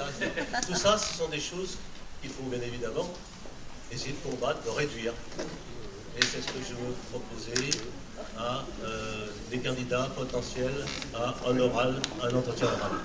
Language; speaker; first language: French; native; French